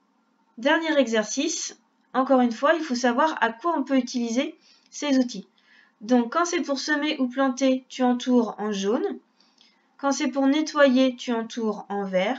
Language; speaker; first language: French; native; French